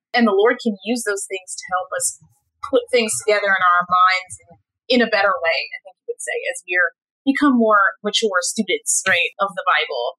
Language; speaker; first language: English; native; English